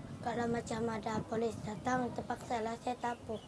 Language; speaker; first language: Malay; non-native, local second language; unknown